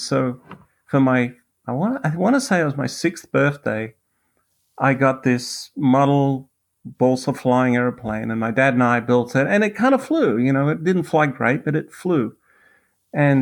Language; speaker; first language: English; native; English